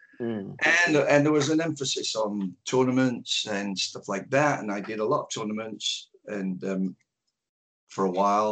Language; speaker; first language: English; native; English